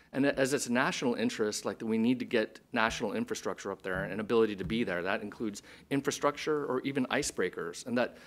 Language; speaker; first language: English; native; English